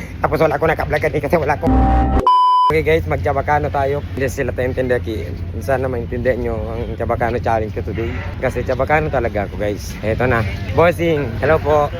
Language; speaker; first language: Filipino; non-native, local second language; Chavacano